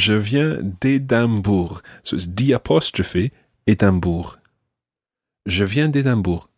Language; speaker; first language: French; non-native, fluent; English